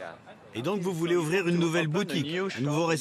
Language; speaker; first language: French; native; French